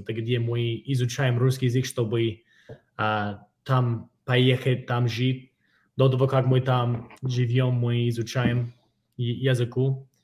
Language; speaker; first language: Russian; non-native, fluent; English